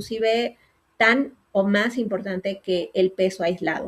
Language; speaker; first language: Spanish; native; Spanish